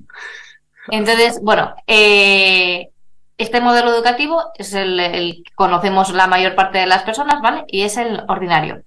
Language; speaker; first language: Spanish; native; Spanish